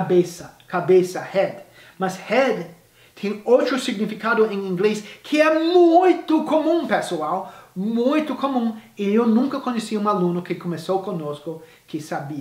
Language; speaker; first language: Portuguese; non-native, fluent; English